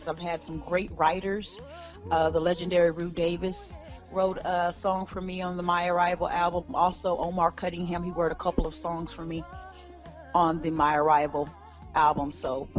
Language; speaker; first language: English; native; English